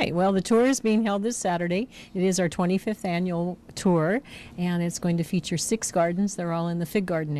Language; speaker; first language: English; native; English